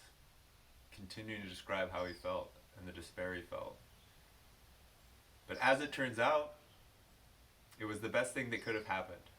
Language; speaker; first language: English; native; English